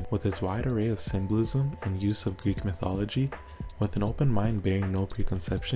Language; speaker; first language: English; native; English